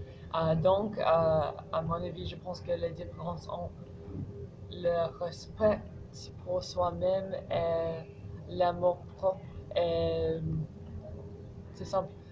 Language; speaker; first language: French; non-native, learner; English